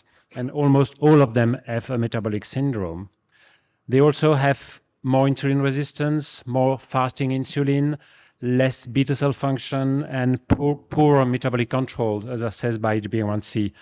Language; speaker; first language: English; non-native, fluent; French